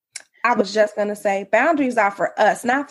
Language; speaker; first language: English; native; English